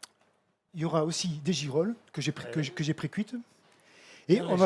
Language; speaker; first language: French; native; French